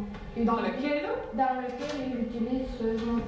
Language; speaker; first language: French; non-native, learner; Russian